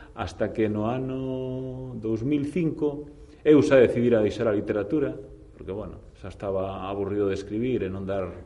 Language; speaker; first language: Galician; non-native, local second language; Spanish